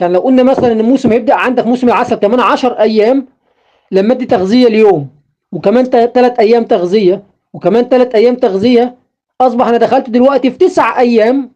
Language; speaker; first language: Arabic; native; Arabic